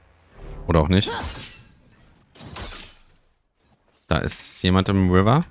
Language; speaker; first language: German; native; German